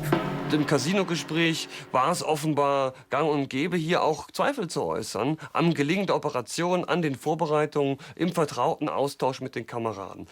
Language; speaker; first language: German; native; German